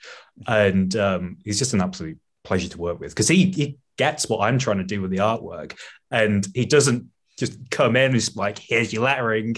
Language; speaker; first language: English; native; English